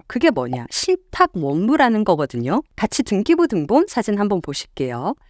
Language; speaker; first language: Korean; native; Korean